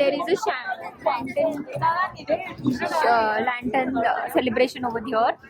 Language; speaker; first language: English; non-native, local second language; Marathi